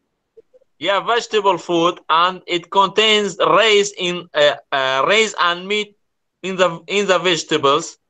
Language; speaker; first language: English; non-native, learner; Kurdish